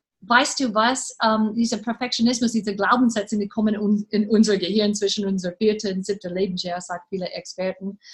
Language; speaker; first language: German; non-native, learner; English